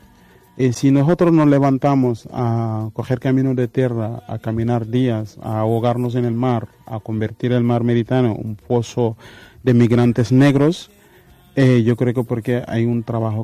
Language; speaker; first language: Spanish; non-native, fluent; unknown